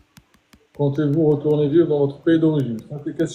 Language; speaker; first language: French; native; French